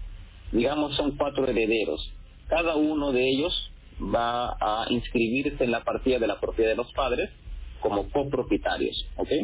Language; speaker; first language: Spanish; native; Spanish